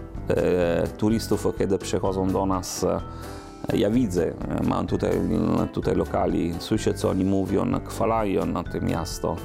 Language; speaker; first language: Polish; non-native, learner; Italian